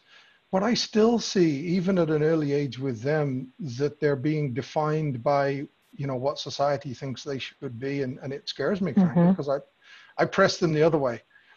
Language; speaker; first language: English; native; English